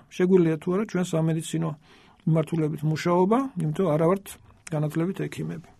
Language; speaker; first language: Georgian; native; Georgian